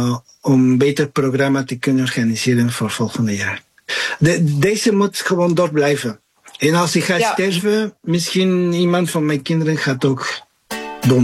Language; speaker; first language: Dutch; early bilingual, other home language; Spanish